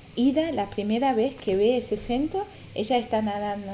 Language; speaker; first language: Spanish; non-native, fluent; German